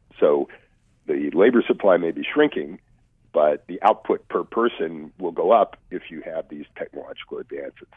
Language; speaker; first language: English; native; English